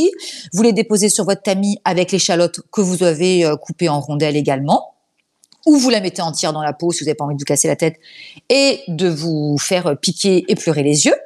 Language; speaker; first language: French; native; French